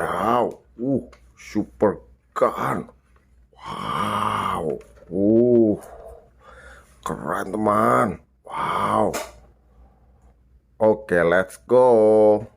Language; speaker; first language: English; non-native, learner; Indonesian